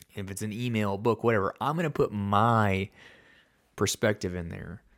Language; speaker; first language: English; native; English